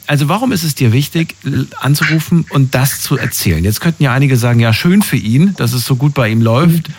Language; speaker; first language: German; native; German